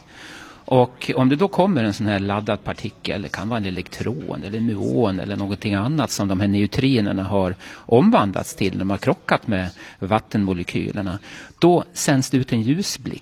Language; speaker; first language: Swedish; native; Swedish